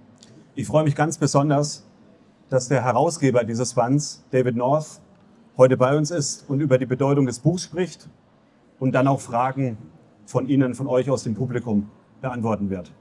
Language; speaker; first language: German; native; German